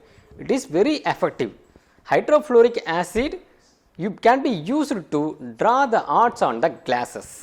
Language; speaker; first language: English; non-native, local second language; Tamil